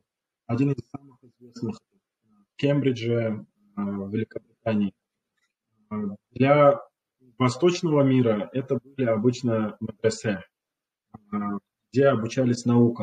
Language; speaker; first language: Russian; non-native, local second language; Kumyk